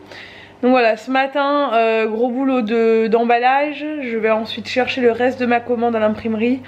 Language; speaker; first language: French; native; French